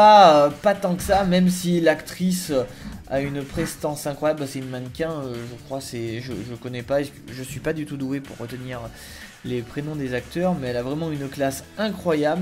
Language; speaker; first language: French; native; French